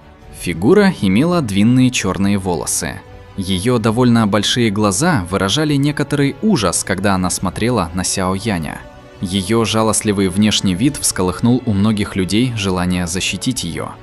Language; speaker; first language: Russian; native; Russian